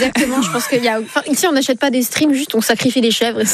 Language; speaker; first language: French; native; French